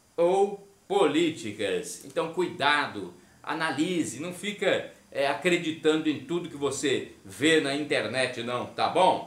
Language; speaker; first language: Portuguese; native; Portuguese